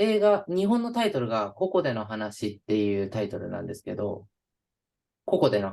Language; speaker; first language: Japanese; native; Japanese